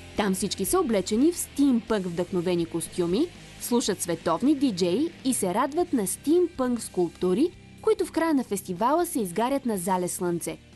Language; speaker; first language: Bulgarian; native; Bulgarian